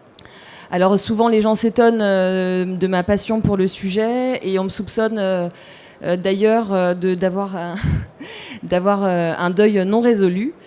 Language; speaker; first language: French; native; French